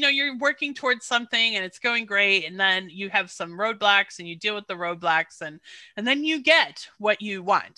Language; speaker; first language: English; native; English